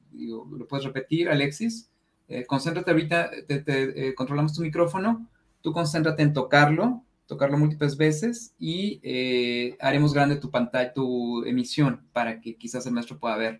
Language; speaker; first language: Spanish; native; Spanish